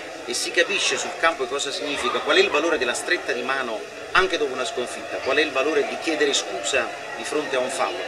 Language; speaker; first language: Italian; native; Italian